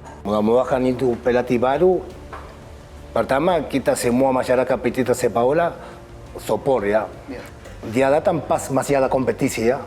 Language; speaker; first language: Indonesian; non-native, fluent; Spanish